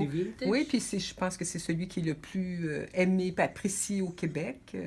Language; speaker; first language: French; native; French